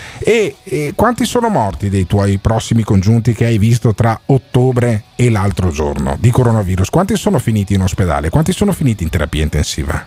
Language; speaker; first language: Italian; native; Italian